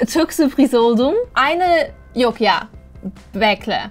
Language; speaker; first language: Turkish; non-native, learner; Spanish